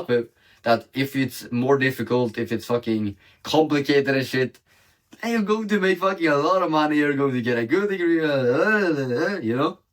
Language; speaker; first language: English; non-native, fluent; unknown